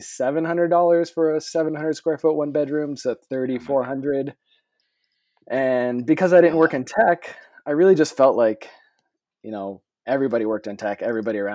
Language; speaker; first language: English; native; English